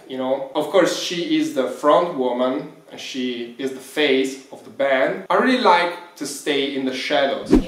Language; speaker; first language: English; non-native, fluent; Italian